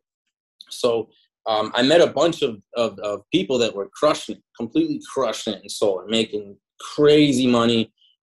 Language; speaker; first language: English; native; English